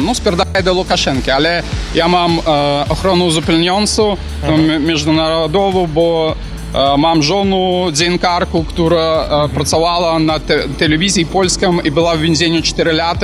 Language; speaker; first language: Polish; non-native, learner; Belarusian